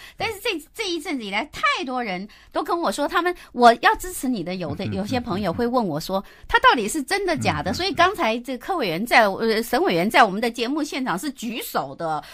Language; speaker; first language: Chinese; native; Chinese